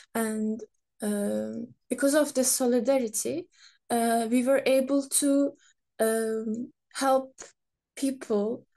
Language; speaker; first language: English; non-native, fluent; Turkish